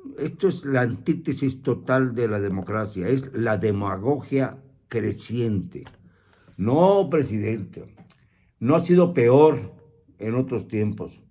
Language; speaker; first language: Spanish; native; Spanish